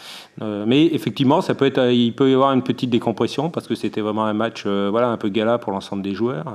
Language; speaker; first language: French; native; French